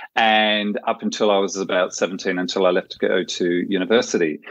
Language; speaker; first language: English; native; English